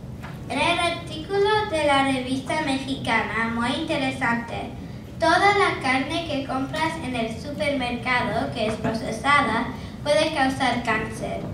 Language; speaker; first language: Spanish; non-native, learner; English